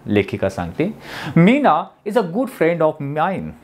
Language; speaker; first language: English; non-native, local second language; Marathi